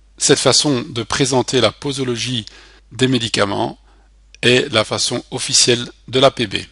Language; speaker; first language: French; native; French